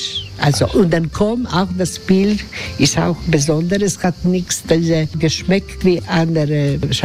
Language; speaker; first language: German; non-native, learner; Croatian